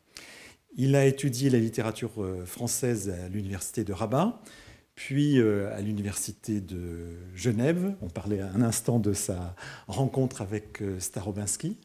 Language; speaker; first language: French; native; French